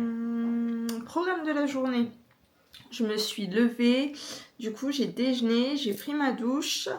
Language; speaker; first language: French; native; French